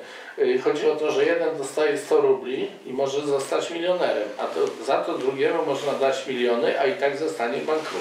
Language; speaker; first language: Polish; native; Polish